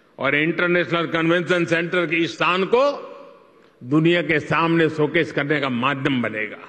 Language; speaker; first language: Hindi; non-native, local second language; Gujarati